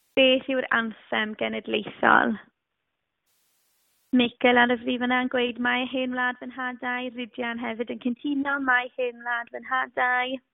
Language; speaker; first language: Welsh; native; Welsh